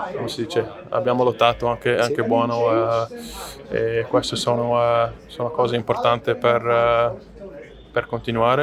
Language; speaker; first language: Italian; non-native, learner; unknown